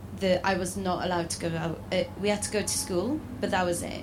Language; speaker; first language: English; native; English